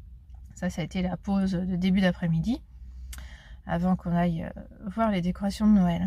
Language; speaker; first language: French; native; French